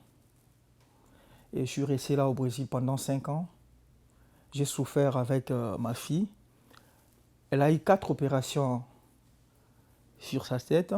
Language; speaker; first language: French; non-native, local second language; Lingala